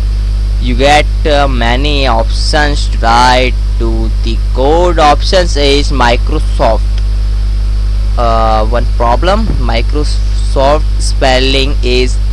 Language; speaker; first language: English; non-native, learner; Hindi